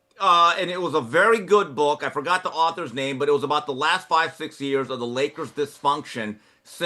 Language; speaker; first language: English; native; English